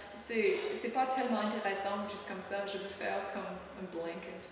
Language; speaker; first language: French; non-native, learner; English